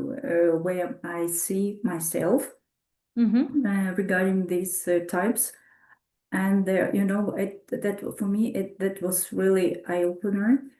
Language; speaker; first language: English; non-native, fluent; Ukrainian